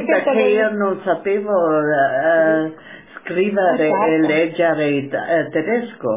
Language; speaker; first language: Italian; non-native, local second language; German